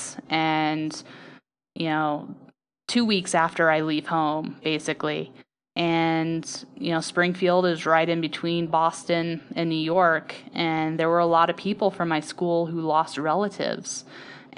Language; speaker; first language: English; native; English